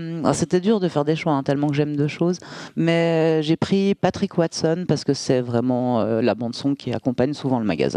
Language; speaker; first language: French; native; French